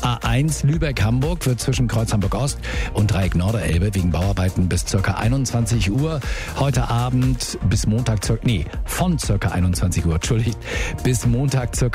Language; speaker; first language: German; native; German